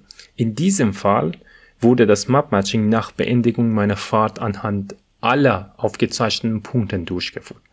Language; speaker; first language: German; non-native, fluent; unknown